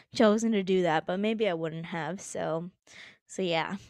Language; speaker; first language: English; native; English